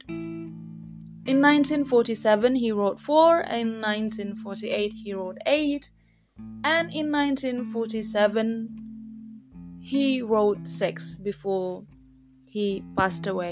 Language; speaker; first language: English; non-native, fluent; Indonesian